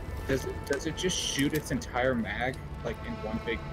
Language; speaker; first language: English; native; English